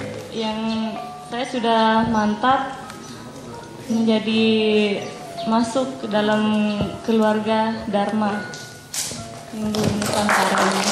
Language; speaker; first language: Indonesian; non-native, local second language; Sasak